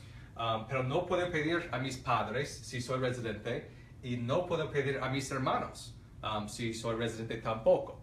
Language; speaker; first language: Spanish; non-native, fluent; English